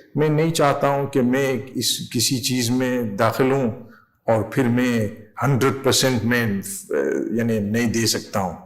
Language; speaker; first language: Urdu; non-native, fluent; English